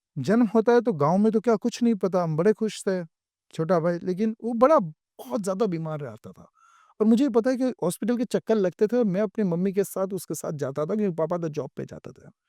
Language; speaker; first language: Hindi; non-native, local second language; Gujarati